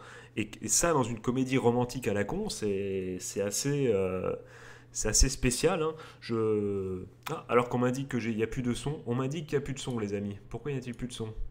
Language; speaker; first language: French; native; French